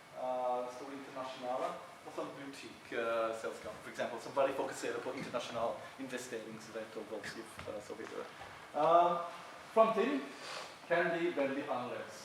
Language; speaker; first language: Norwegian; non-native, fluent; English